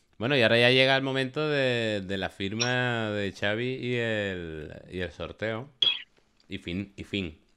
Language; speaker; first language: Spanish; native; Spanish